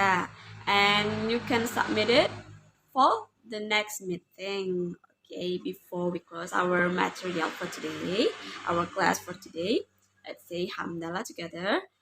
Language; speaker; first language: English; non-native, learner; Indonesian